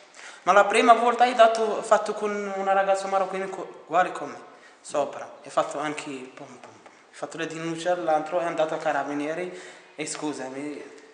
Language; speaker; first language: Italian; non-native, learner; Arabic